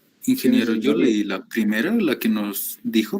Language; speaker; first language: Spanish; native; Spanish